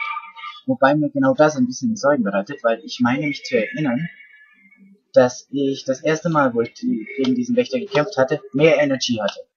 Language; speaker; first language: German; native; German